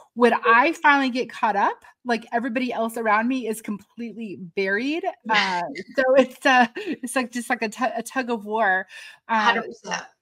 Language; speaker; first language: English; native; English